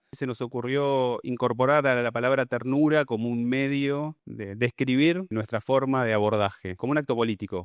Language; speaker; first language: Spanish; native; Spanish